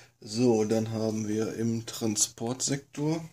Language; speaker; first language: German; native; German